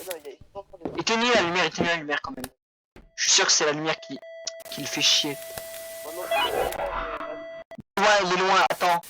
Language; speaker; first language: French; native; French